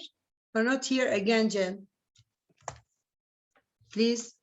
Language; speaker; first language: English; non-native, learner; Arabic